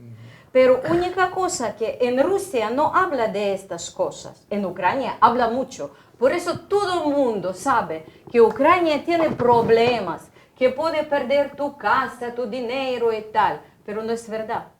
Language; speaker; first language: Spanish; non-native, fluent; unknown